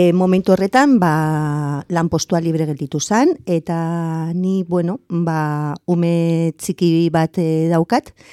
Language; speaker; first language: Basque; non-native, local second language; Spanish